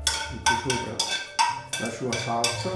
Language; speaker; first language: Italian; native; Italian